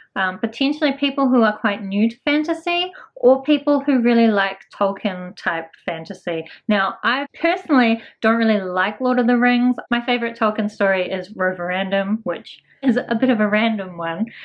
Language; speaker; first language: English; native; English